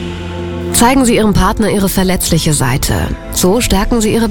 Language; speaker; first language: German; native; German